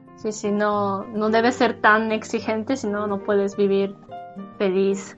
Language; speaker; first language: Spanish; non-native, fluent; Japanese